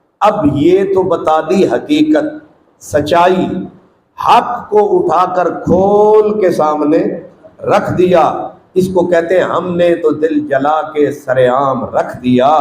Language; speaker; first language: Urdu; non-native, local second language; Punjabi